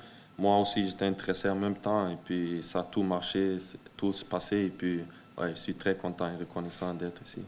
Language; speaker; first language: French; early bilingual, heritage; French